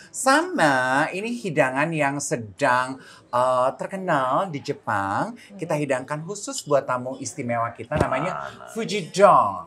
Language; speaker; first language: Indonesian; native; Indonesian